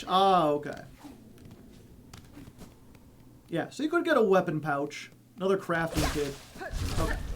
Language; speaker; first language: English; native; English